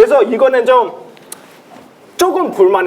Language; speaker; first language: Korean; non-native, local second language; Chinese